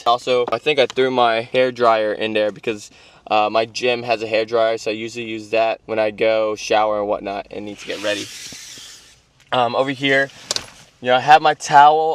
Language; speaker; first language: English; native; English